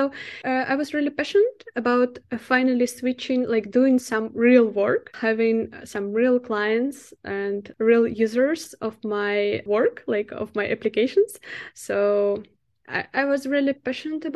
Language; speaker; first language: English; non-native, fluent; Russian